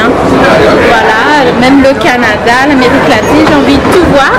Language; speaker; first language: French; non-native, local second language; Malagasy